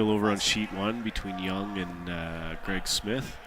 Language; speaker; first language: English; native; English